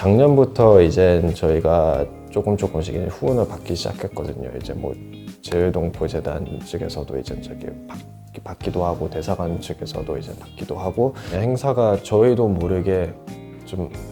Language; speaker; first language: Korean; early bilingual, heritage; Korean